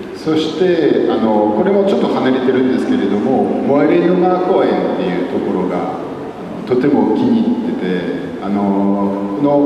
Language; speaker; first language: Japanese; non-native, fluent; French